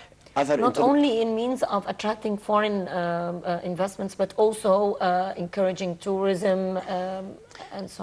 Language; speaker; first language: English; non-native, fluent; Arabic